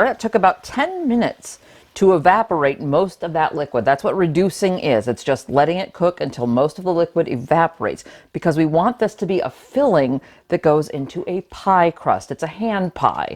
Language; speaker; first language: English; native; English